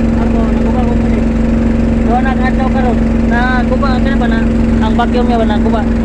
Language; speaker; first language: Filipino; non-native, local second language; Cebuano